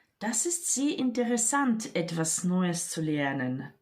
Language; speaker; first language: German; non-native, fluent; Ukrainian